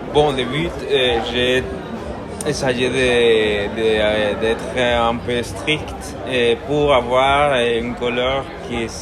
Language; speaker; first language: French; non-native, learner; Spanish